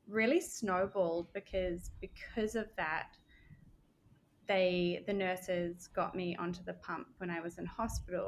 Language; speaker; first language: English; native; English